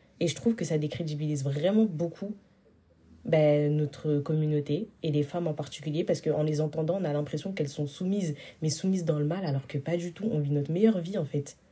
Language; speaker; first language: French; early bilingual, other home language; Wolof